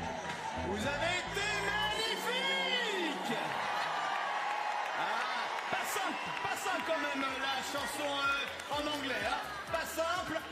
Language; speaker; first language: French; native; French